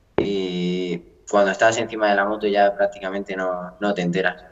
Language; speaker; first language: Spanish; native; Spanish